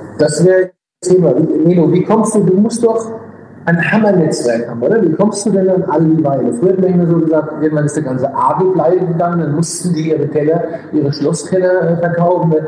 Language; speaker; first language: German; native; German